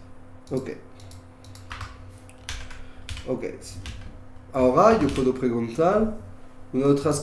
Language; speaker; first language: Spanish; non-native, learner; French